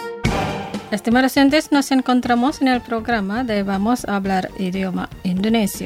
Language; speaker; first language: Spanish; non-native, fluent; Indonesian